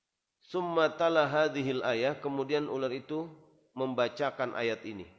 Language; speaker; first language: Indonesian; native; Indonesian